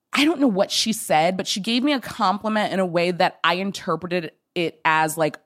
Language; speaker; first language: English; native; English